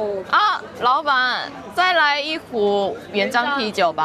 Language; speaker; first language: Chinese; non-native, learner; Korean